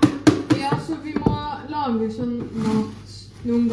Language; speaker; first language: Norwegian; non-native, local second language; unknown